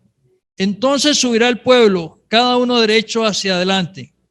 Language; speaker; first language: Spanish; native; Spanish